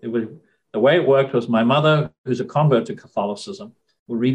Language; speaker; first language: English; native; English